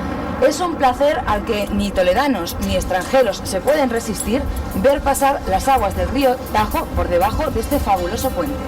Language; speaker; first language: Spanish; native; Spanish